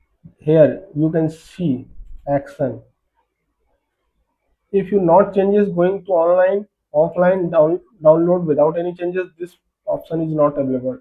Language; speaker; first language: English; non-native, local second language; Hindi